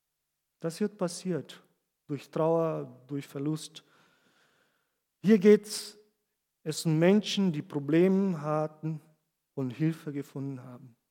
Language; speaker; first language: German; non-native, fluent; Portuguese